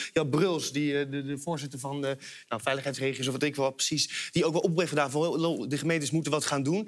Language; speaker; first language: Dutch; native; Dutch